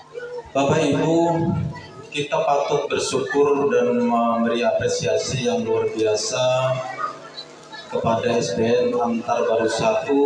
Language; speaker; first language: Indonesian; non-native, local second language; Banjar